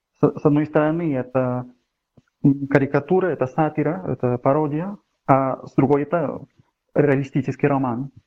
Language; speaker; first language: Russian; non-native, fluent; Catalan